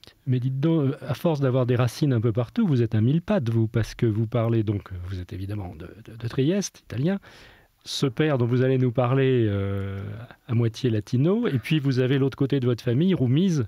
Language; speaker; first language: French; native; French